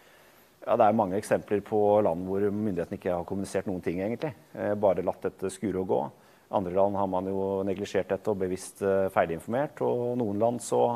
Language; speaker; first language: Norwegian; native; Norwegian